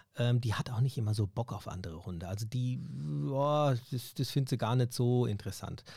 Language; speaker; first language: German; native; German